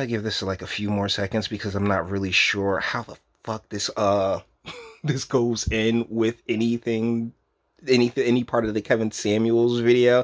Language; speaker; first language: English; native; English